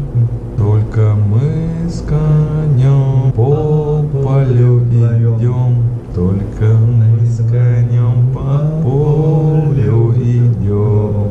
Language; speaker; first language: Russian; native; Russian